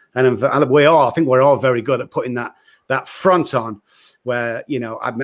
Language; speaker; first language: English; native; English